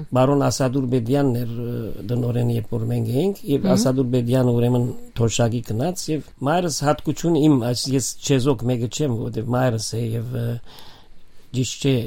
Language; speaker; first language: Armenian; native; Armenian